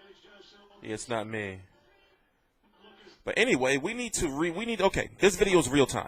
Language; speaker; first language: English; native; English